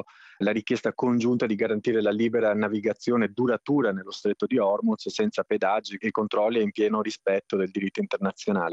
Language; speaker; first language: Italian; native; Italian